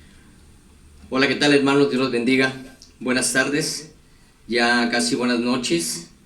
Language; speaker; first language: Spanish; native; Spanish